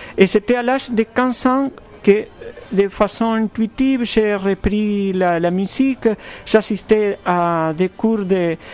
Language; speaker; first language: French; non-native, fluent; Spanish